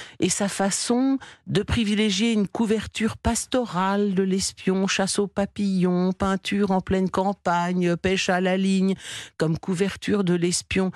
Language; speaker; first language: French; native; French